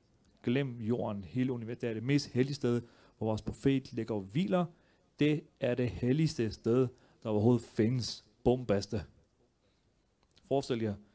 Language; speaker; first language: Danish; early bilingual, other home language; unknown